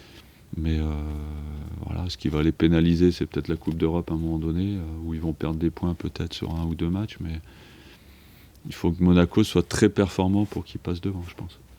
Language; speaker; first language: French; native; French